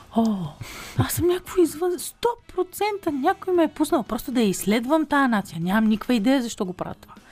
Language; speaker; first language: Bulgarian; native; Bulgarian